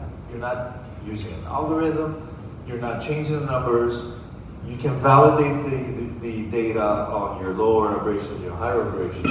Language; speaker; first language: English; non-native, fluent; Greek